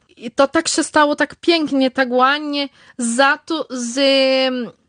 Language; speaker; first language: Polish; early bilingual, heritage; Portuguese